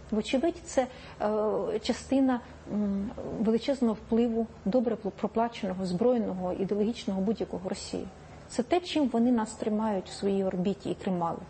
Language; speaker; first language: Ukrainian; native; Ukrainian